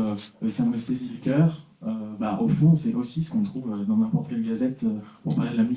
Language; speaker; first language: French; native; French